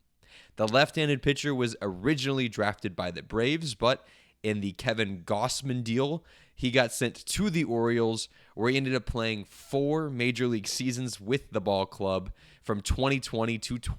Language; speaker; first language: English; native; English